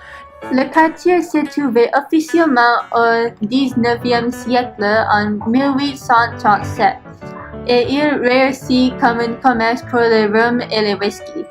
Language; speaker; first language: French; non-native, local second language; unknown